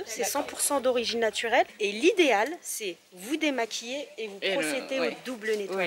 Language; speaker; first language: French; native; French